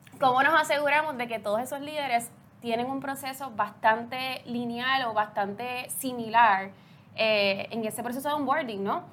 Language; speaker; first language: Spanish; native; Spanish